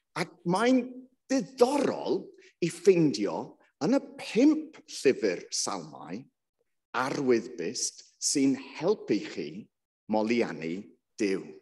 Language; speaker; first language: Welsh; non-native, local second language; English